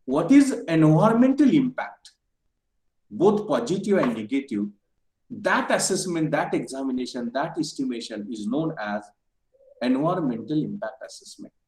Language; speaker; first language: English; non-native, local second language; Marathi